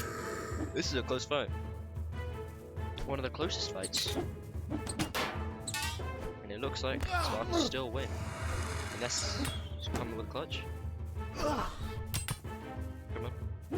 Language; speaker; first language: English; native; English